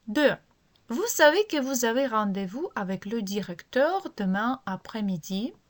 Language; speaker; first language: French; non-native, fluent; Ukrainian